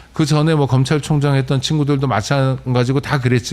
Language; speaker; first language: Korean; native; Korean